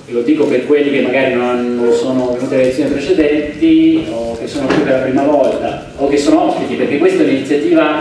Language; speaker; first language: Italian; native; Italian